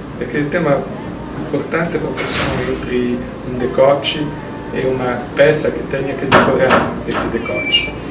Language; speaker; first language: Portuguese; non-native, fluent; Italian